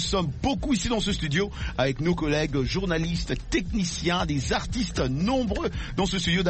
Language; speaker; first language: French; non-native, local second language; Lingala